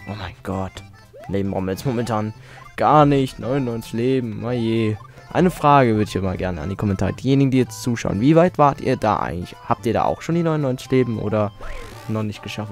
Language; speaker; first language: German; native; German